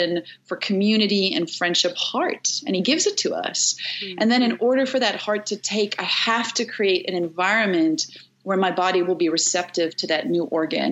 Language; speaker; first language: English; native; English